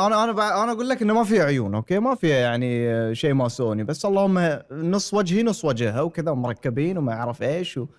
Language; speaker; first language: Arabic; native; Arabic